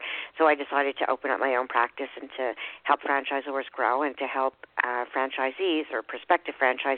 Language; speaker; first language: English; native; English